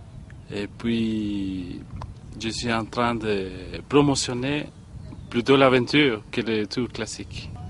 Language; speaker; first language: French; non-native, fluent; Spanish